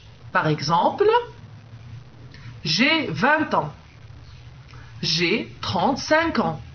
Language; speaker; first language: French; non-native, local second language; Arabic